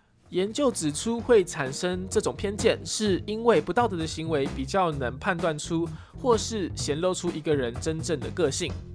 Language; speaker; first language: Chinese; early bilingual, heritage; Chinese